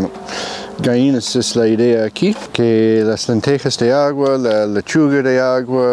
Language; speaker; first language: Spanish; non-native, fluent; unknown